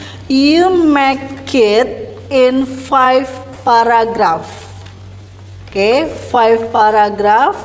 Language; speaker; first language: English; non-native, learner; Indonesian